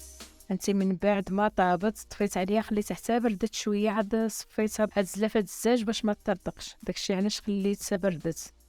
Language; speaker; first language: Arabic; native; Arabic